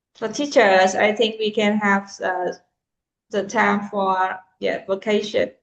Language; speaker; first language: English; non-native, fluent; Vietnamese